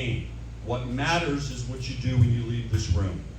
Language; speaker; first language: English; native; English